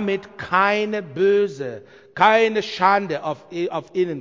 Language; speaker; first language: German; non-native, learner; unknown